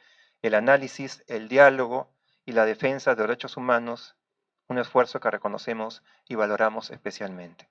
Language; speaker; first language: Spanish; native; Spanish